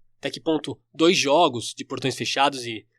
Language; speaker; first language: Portuguese; native; Portuguese